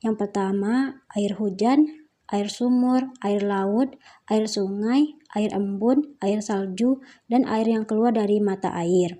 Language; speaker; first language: Indonesian; native; Indonesian